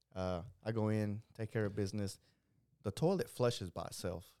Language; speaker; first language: English; early bilingual, other home language; Spanish